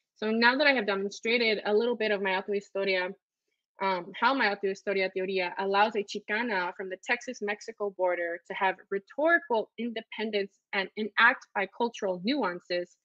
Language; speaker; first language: English; early bilingual, other home language; Spanish